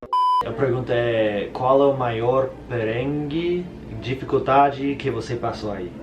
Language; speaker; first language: Portuguese; non-native, learner; English